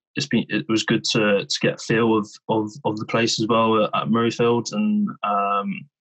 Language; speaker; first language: English; native; English